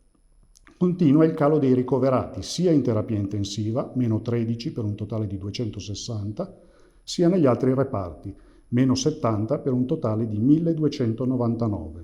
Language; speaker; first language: Italian; native; Italian